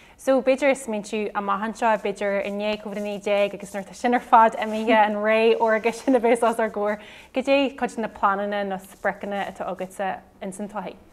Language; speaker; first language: Irish; non-native, local second language; English